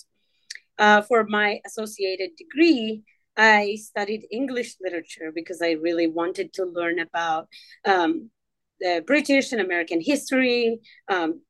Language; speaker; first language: English; non-native, fluent; Arabic